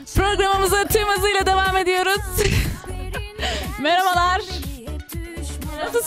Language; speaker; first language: Turkish; native; Turkish